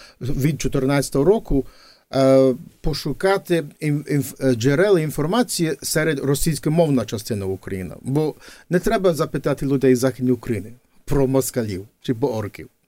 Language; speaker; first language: Ukrainian; early bilingual, heritage; English